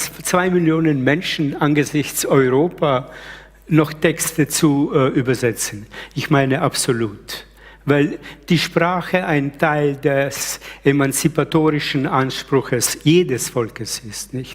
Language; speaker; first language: German; early bilingual, other home language; Slovenian